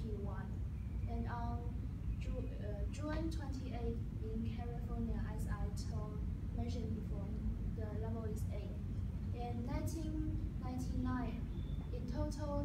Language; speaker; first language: English; non-native, learner; Chinese